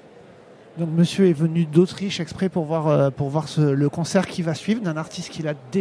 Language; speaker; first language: French; native; French